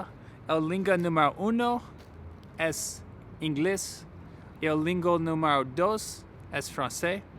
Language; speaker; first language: Spanish; non-native, learner; English